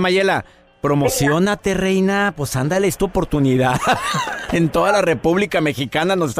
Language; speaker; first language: Spanish; native; Spanish